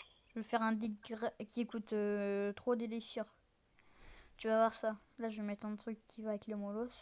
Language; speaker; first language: French; native; French